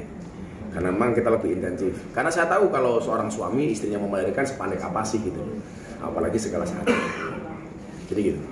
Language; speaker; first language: Indonesian; native; Indonesian